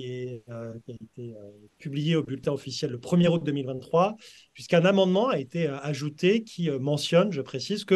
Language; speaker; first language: French; native; French